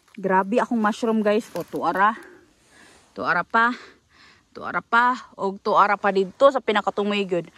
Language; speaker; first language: Filipino; non-native, local second language; Cebuano